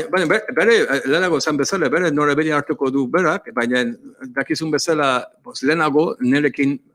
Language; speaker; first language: Basque; non-native, learner; English